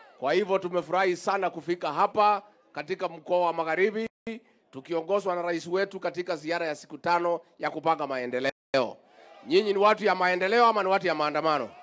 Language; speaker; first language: Swahili; non-native, local second language; Kikuyu